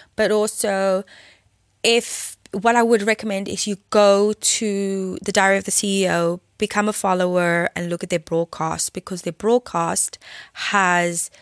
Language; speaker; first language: English; native; English